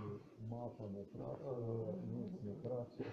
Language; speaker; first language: Polish; non-native, learner; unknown